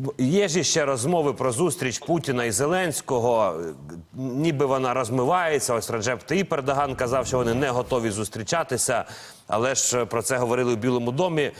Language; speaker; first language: Ukrainian; native; Ukrainian